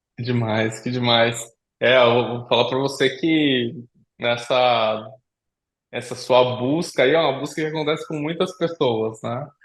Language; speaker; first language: Portuguese; native; Portuguese